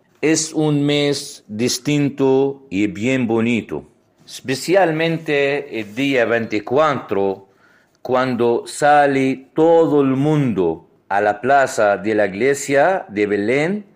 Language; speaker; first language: Spanish; non-native, fluent; Arabic